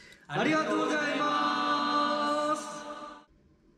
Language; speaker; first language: Japanese; non-native, fluent; Korean